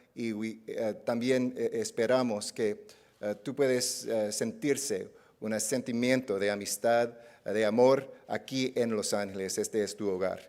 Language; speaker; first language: Spanish; non-native, learner; English